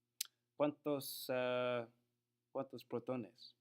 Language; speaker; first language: Spanish; non-native, learner; English